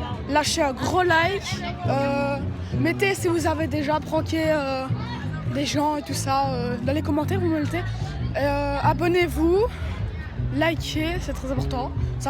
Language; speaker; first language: French; native; French